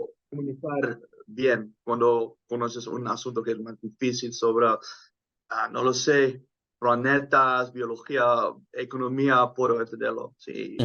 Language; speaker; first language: Spanish; non-native, fluent; Dutch